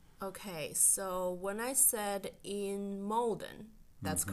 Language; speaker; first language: English; non-native, fluent; Chinese